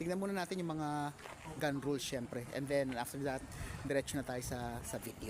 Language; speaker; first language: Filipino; native; Filipino